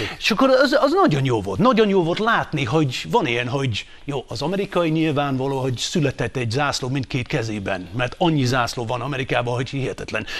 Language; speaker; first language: Hungarian; non-native, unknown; English